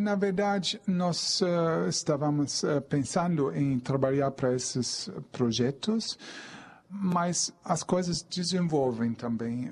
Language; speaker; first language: Portuguese; non-native, fluent; German